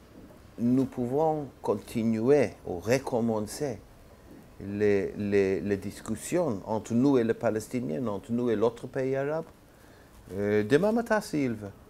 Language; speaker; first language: French; non-native, learner; Hebrew